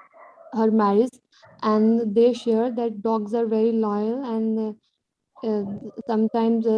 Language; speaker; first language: English; non-native, learner; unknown